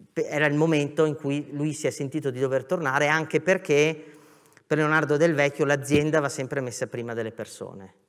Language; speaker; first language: Italian; native; Italian